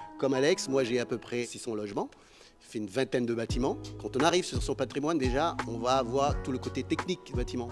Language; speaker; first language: French; native; French